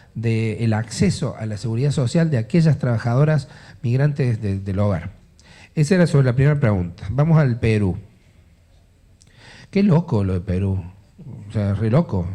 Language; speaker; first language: Spanish; native; Spanish